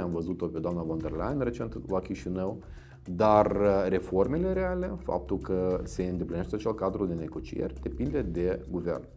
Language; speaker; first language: Romanian; native; Romanian